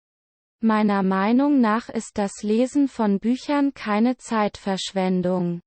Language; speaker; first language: German; non-native, learner; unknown